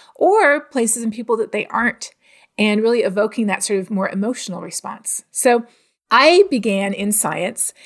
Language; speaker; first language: English; native; English